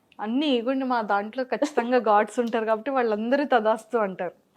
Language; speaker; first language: Telugu; native; Telugu